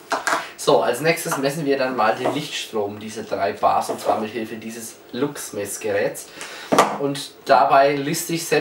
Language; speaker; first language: German; native; German